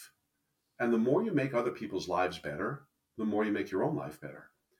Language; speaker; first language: English; native; English